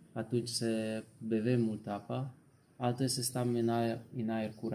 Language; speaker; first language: Romanian; non-native, learner; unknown